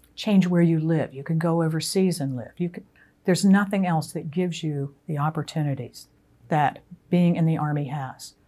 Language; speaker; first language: English; native; English